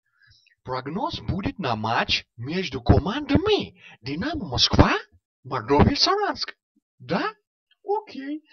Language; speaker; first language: Russian; non-native, fluent; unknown